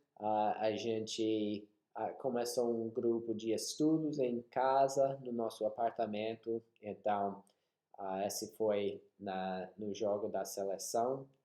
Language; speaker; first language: Portuguese; non-native, fluent; English